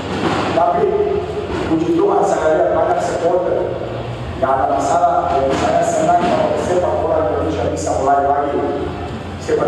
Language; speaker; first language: Indonesian; non-native, fluent; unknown